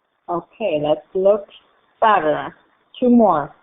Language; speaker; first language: English; non-native, fluent; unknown